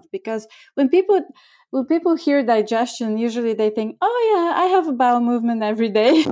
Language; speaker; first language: English; non-native, fluent; Bulgarian